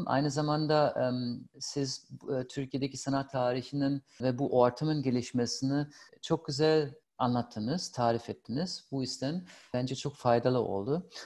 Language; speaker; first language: Turkish; non-native, fluent; German